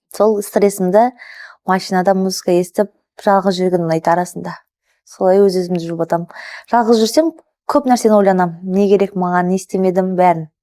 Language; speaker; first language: Kazakh; early bilingual, heritage; Kazakh